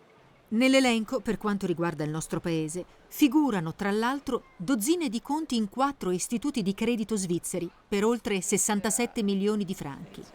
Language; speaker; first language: Italian; native; Italian